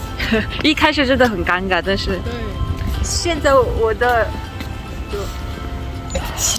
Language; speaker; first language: Chinese; non-native, fluent; Mongolian